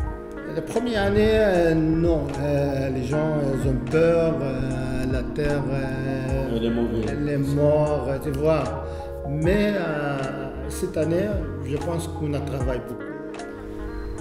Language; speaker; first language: French; non-native, fluent; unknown